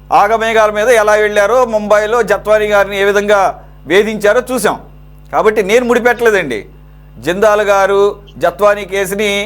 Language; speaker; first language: Telugu; native; Telugu